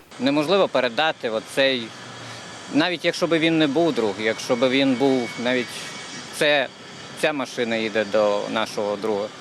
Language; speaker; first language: Ukrainian; native; Ukrainian